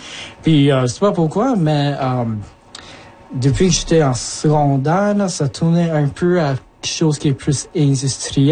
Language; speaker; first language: French; early bilingual, other home language; Japanese